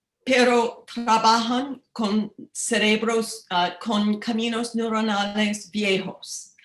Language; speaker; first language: Spanish; non-native, learner; English